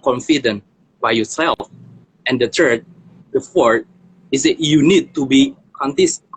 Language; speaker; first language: English; non-native, learner; Indonesian